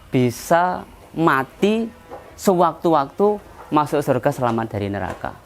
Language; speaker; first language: Indonesian; non-native, local second language; Javanese